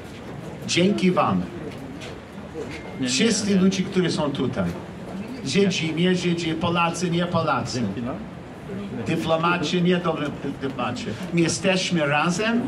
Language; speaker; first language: Polish; non-native, learner; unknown